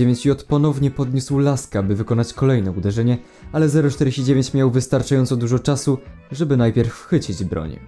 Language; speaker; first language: Polish; native; Polish